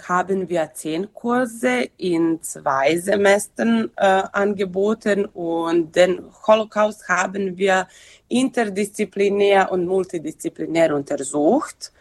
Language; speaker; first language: German; non-native, fluent; Serbian